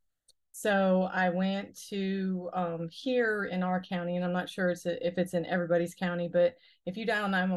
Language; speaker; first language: English; native; English